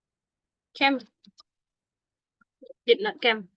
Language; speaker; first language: English; non-native, learner; Indonesian